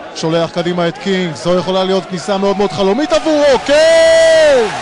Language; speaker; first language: Hebrew; native; Hebrew